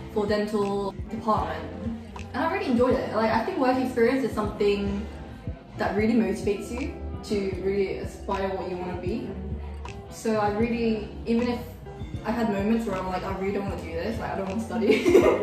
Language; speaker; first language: English; early bilingual, other home language; Korean